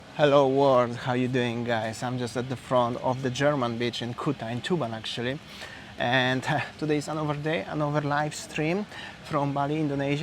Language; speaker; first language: English; non-native, fluent; Polish